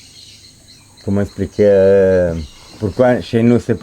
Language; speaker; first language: French; non-native, fluent; Spanish